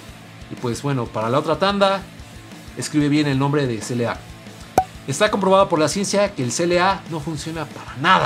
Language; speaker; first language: Spanish; native; Spanish